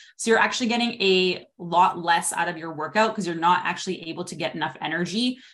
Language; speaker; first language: English; native; English